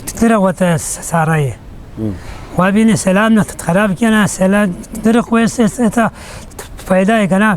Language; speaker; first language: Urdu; non-native, local second language; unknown